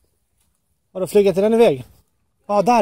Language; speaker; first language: Swedish; native; Swedish